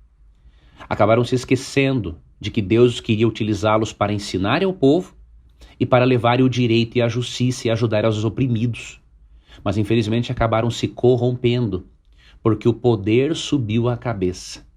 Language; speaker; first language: Portuguese; native; Portuguese